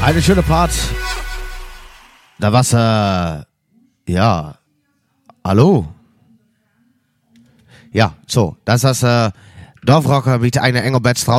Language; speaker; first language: German; non-native, learner; Dutch